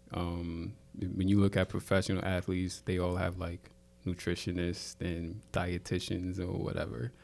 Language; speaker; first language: English; native; English